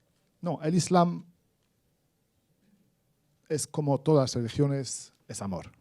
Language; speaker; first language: Spanish; non-native, fluent; Arabic